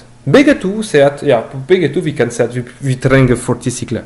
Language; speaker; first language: Norwegian; non-native, learner; French